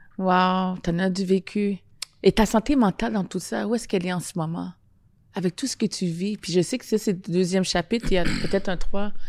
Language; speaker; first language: French; native; French